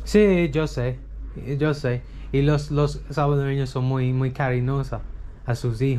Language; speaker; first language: Spanish; non-native, learner; English